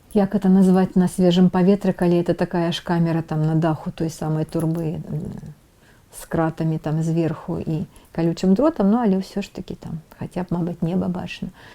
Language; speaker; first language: Belarusian; non-native, local second language; Russian